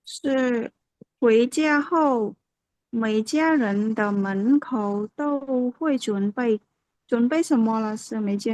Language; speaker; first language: Chinese; non-native, learner; Khmer